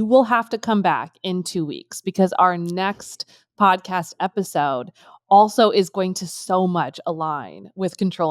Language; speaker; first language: English; native; English